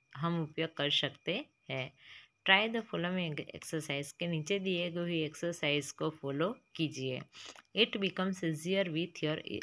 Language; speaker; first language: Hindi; non-native, local second language; Gujarati